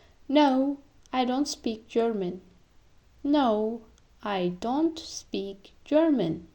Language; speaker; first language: English; non-native, fluent; Kyrgyz